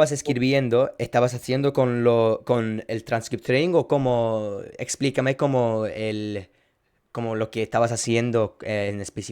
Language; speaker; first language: Spanish; non-native, fluent; English